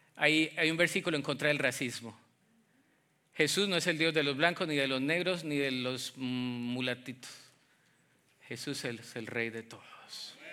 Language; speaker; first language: Spanish; native; Spanish